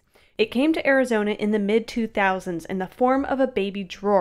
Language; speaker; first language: English; native; English